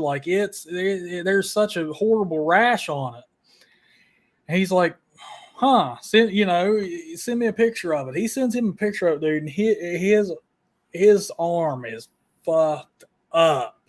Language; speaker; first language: English; native; English